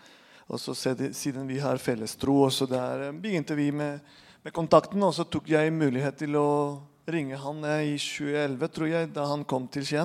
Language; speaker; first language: Norwegian; non-native, fluent; Spanish